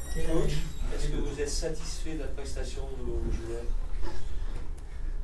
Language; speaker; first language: French; native; French